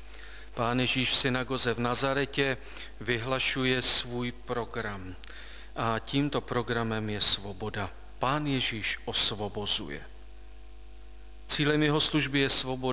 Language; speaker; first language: Czech; native; Czech